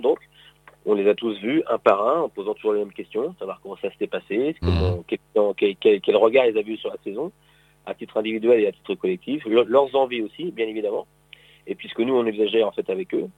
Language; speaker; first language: French; native; French